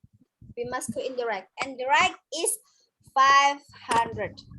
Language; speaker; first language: English; non-native, local second language; Indonesian